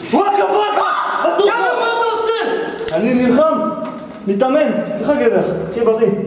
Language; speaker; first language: Hebrew; non-native, learner; French